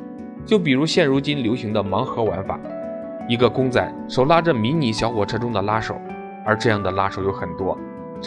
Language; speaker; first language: Chinese; native; Chinese